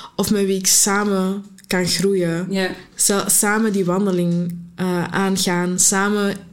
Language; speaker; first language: Dutch; early bilingual, other home language; Arabic